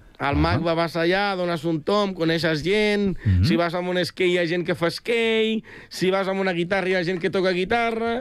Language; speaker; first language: Catalan; early bilingual, other home language; Spanish